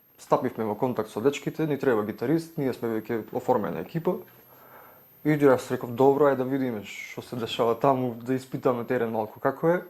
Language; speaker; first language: Macedonian; native; Macedonian